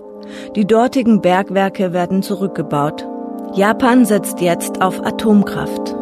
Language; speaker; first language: German; native; German